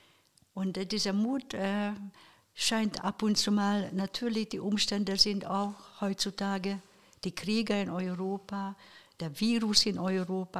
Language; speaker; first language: German; non-native, fluent; Hungarian